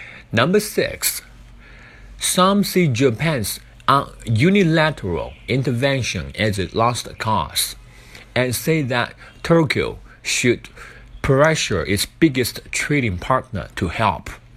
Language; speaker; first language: English; non-native, fluent; Chinese